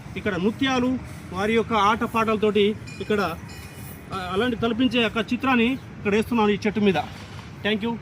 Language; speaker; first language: Telugu; non-native, local second language; Lambadi